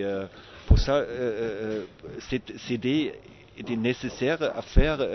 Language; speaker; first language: French; non-native, fluent; German